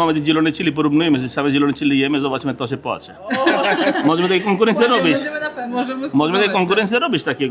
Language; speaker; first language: Polish; non-native, learner; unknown